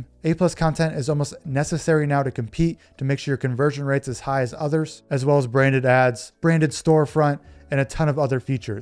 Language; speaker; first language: English; native; English